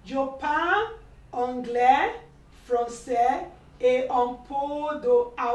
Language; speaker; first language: French; non-native, learner; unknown